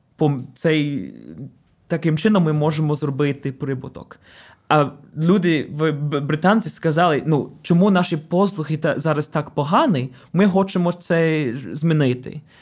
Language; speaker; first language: Ukrainian; non-native, fluent; English